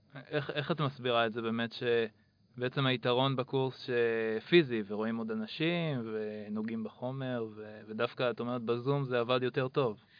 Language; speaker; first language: Hebrew; native; Hebrew